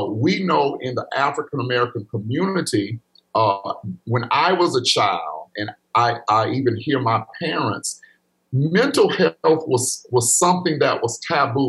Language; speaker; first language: English; native; English